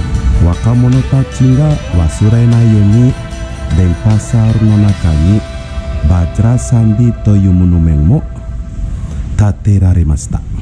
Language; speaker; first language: Japanese; non-native, learner; Indonesian